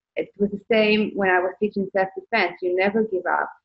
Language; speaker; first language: English; non-native, fluent; Hebrew